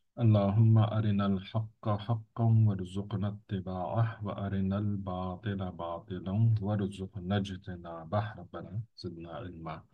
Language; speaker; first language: Urdu; native; Urdu